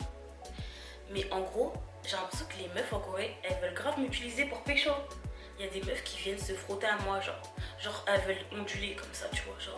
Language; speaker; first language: French; native; French